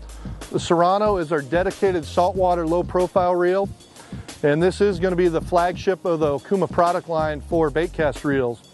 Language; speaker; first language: English; native; English